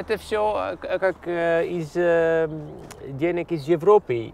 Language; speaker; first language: Russian; non-native, fluent; Dutch